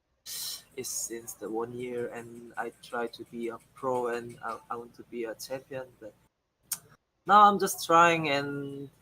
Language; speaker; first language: English; non-native, learner; Korean